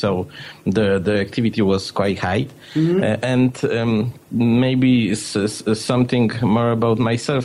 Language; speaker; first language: English; non-native, fluent; Polish